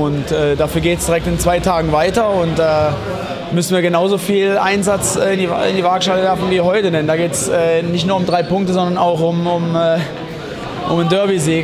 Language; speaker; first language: German; native; German